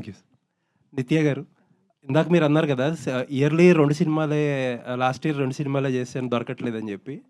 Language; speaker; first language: Telugu; native; Telugu